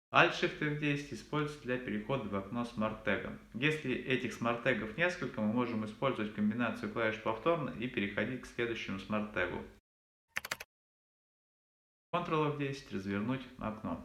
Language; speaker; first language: Russian; native; Russian